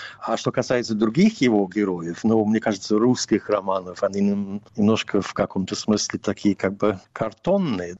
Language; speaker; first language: Russian; non-native, fluent; English